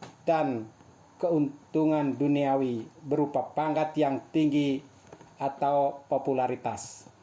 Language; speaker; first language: Indonesian; native; Indonesian